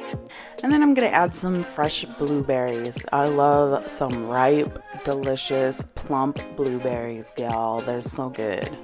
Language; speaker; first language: English; native; English